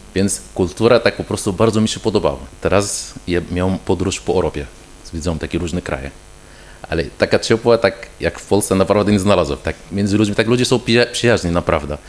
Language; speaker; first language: Polish; non-native, fluent; Arabic